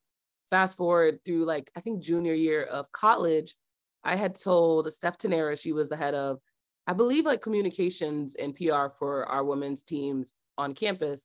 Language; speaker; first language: English; native; English